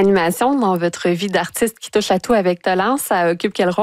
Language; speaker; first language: French; native; French